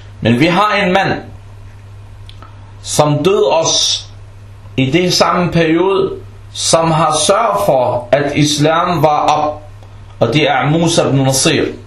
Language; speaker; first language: Danish; non-native, fluent; Arabic